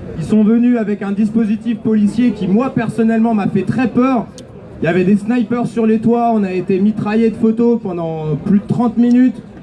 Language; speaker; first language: French; native; French